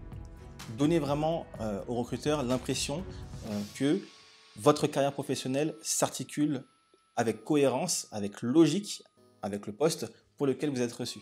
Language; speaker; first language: French; native; French